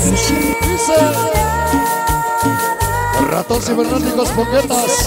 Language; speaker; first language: Spanish; native; Spanish